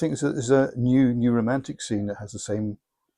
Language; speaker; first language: English; native; English